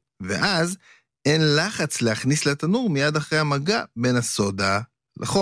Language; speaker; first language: Hebrew; native; Hebrew